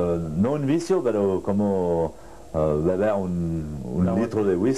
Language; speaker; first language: Spanish; non-native, learner; French